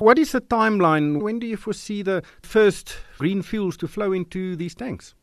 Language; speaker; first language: English; non-native, local second language; Afrikaans